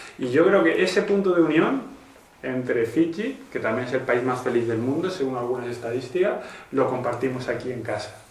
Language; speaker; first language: Spanish; native; Spanish